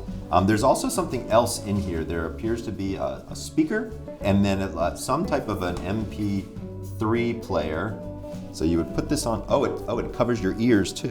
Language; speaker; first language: English; native; English